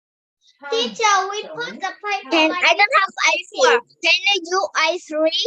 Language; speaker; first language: English; non-native, learner; Vietnamese